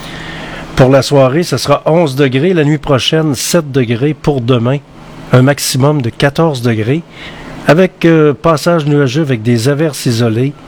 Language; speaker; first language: French; native; French